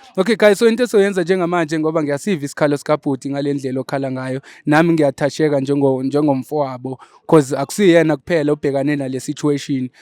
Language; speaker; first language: Zulu; non-native, local second language; Xhosa